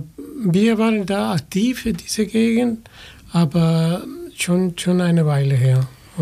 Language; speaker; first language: German; non-native, fluent; Spanish